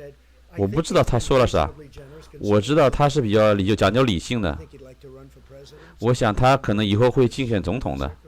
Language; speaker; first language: Chinese; native; Chinese